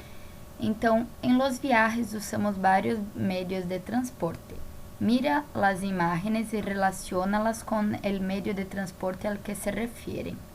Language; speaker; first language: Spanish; non-native, fluent; Portuguese